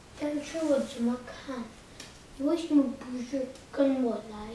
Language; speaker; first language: Chinese; early bilingual, heritage; Chinese